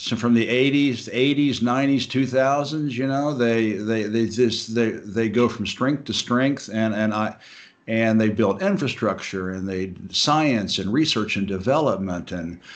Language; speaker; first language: English; native; English